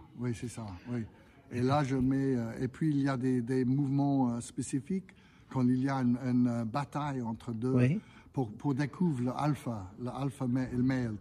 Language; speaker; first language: French; non-native, fluent; English